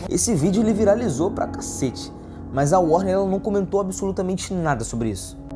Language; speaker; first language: Portuguese; native; Portuguese